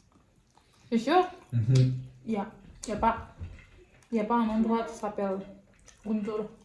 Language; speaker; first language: French; non-native, learner; Indonesian